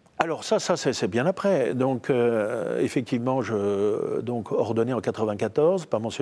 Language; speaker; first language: French; native; French